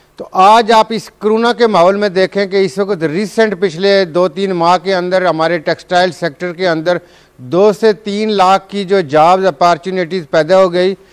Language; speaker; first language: Urdu; non-native, local second language; Punjabi